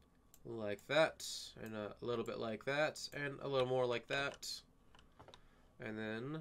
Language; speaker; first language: English; native; English